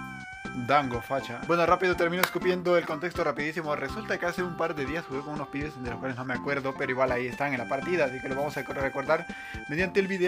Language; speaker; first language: Spanish; native; Spanish